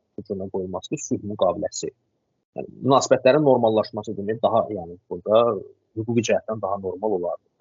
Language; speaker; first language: Azerbaijani; non-native, local second language; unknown